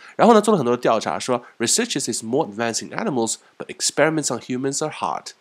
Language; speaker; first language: English; non-native, fluent; Chinese